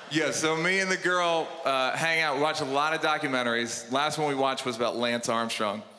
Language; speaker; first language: English; native; English